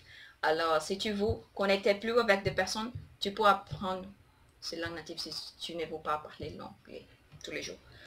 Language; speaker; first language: French; non-native, learner; Portuguese